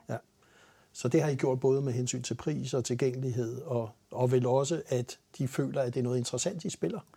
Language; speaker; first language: Danish; native; Danish